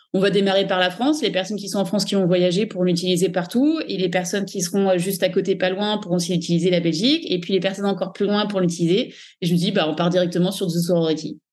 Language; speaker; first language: French; native; French